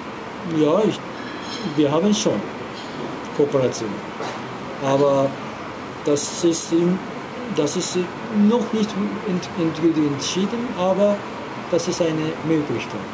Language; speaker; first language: German; non-native, learner; Japanese